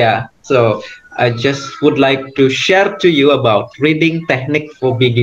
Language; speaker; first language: English; non-native, fluent; Indonesian